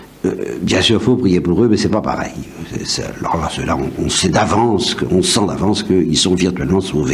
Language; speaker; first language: French; native; French